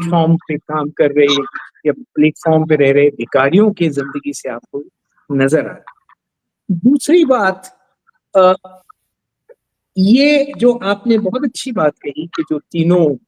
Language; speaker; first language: Hindi; native; Hindi